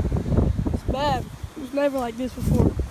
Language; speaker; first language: English; native; English